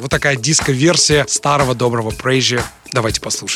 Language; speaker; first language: Russian; native; Russian